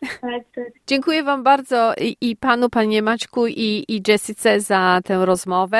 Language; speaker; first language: Polish; native; Polish